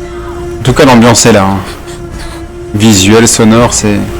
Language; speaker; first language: French; native; French